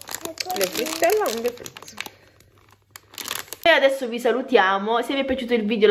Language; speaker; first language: Italian; native; Italian